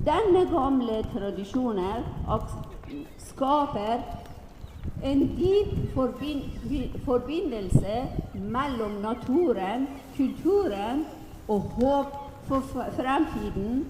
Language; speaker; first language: Norwegian; non-native, fluent; Persian